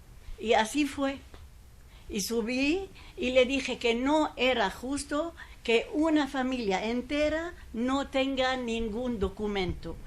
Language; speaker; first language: Spanish; non-native, fluent; Persian